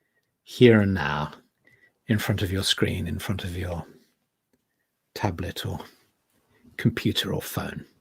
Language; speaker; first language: English; native; English